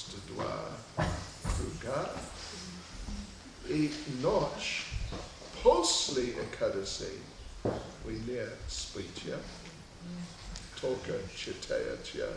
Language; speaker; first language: Russian; non-native, learner; English